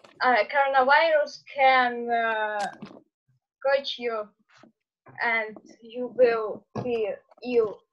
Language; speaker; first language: English; non-native, learner; Russian